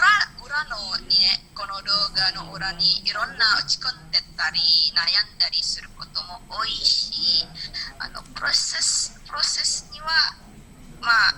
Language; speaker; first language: Japanese; non-native, learner; Indonesian